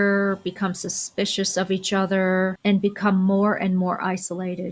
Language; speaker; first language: English; native; English